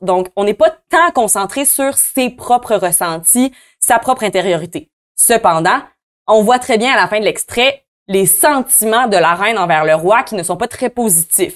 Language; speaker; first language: French; native; French